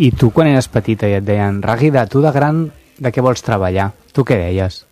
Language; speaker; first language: Catalan; native; Catalan